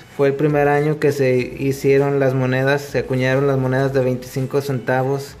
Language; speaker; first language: Spanish; native; Spanish